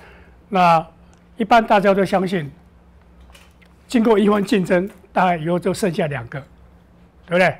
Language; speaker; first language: Chinese; native; Chinese